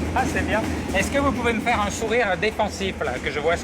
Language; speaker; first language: French; native; French